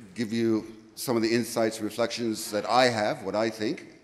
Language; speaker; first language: English; native; English